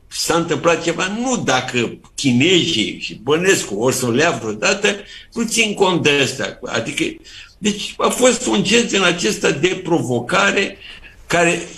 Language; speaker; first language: Romanian; native; Romanian